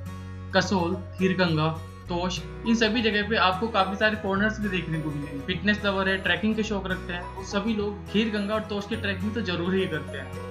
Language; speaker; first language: Hindi; native; Hindi